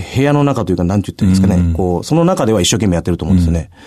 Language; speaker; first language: Japanese; native; Japanese